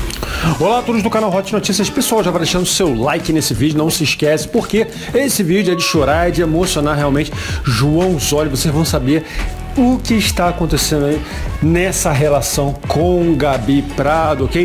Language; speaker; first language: Portuguese; native; Portuguese